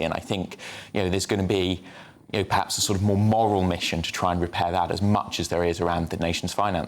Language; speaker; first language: English; native; English